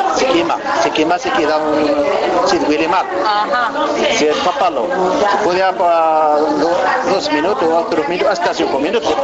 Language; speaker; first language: Spanish; non-native, learner; Arabic